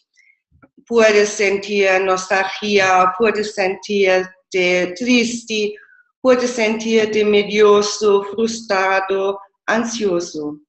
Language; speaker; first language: Spanish; non-native, fluent; German